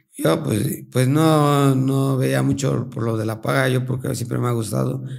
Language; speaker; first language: Spanish; native; Spanish